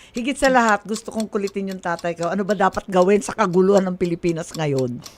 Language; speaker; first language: Filipino; native; Filipino